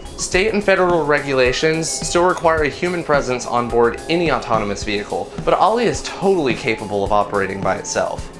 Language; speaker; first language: English; native; English